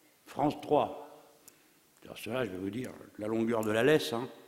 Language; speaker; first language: French; native; French